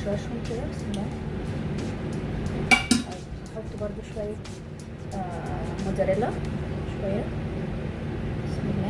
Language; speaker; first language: Arabic; native; Arabic